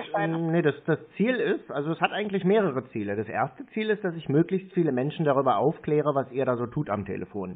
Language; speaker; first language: German; native; German